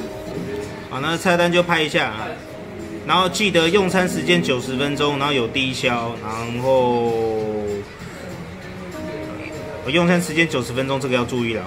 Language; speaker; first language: Chinese; native; Chinese